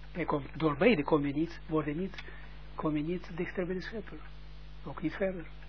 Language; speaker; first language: Dutch; non-native, fluent; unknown